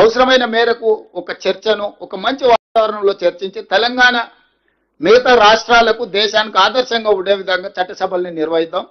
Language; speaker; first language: Telugu; native; Telugu